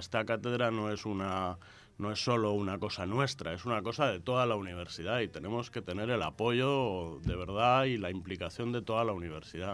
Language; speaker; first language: Spanish; native; Spanish